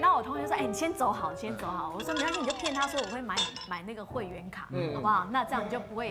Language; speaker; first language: Chinese; native; Chinese